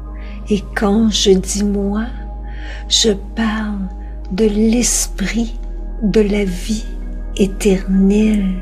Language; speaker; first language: French; native; French